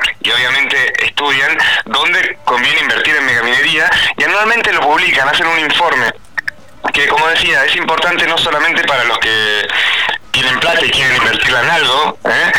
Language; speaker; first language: Spanish; native; Spanish